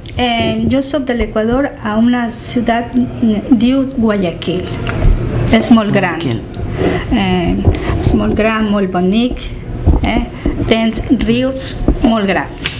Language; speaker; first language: Catalan; non-native, learner; Spanish